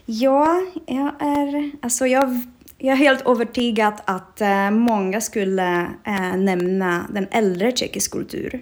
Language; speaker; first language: Swedish; non-native, fluent; Czech